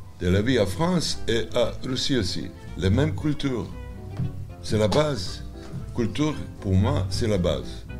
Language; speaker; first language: French; non-native, learner; Serbian